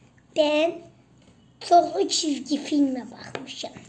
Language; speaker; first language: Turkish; non-native, learner; Azerbaijani